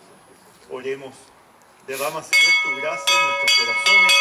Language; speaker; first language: Spanish; native; Spanish